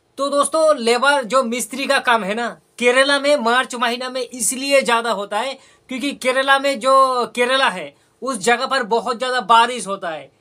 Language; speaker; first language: Hindi; non-native, local second language; Bangla